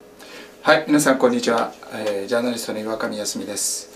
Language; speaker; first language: Japanese; native; Japanese